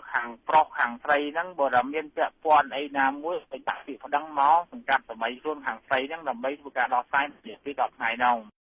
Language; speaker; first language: Khmer; native; Khmer